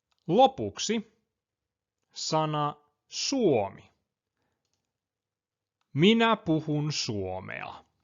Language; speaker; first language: Finnish; non-native, fluent; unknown